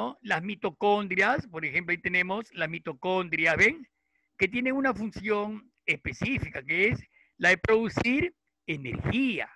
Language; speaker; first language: Spanish; native; Spanish